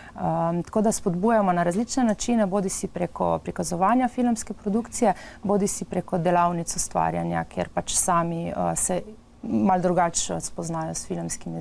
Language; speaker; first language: Slovenian; native; Slovenian